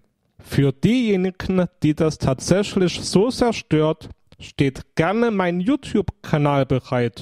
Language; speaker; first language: German; native; German